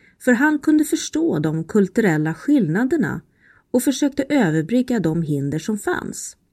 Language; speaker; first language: Swedish; native; Swedish